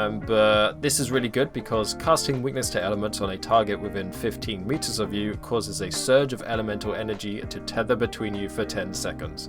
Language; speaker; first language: English; native; English